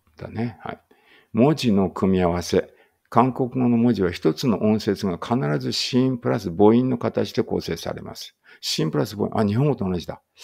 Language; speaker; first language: Japanese; native; Japanese